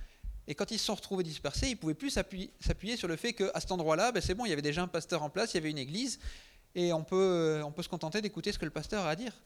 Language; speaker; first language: French; native; French